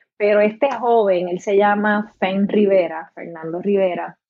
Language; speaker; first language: Spanish; native; Spanish